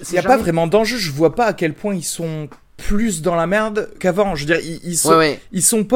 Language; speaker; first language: French; native; French